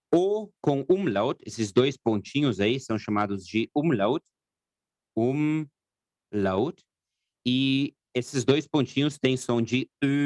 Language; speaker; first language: Portuguese; non-native, fluent; German